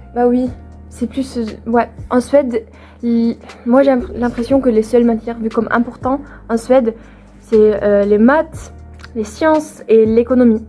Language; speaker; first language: French; non-native, fluent; Swedish